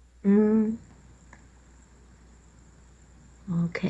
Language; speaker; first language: English; non-native, learner; Chinese